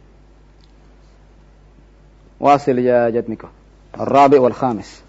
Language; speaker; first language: Arabic; non-native, fluent; Indonesian